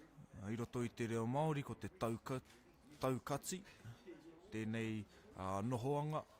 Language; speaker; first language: Māori; non-native, local second language; English